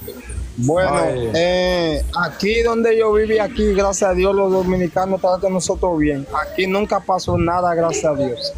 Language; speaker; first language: Spanish; non-native, learner; Haitian Creole